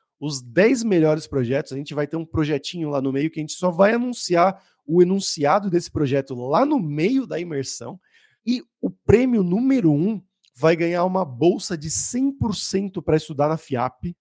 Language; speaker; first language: Portuguese; native; Portuguese